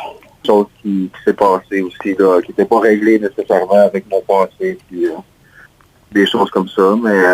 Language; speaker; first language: French; native; French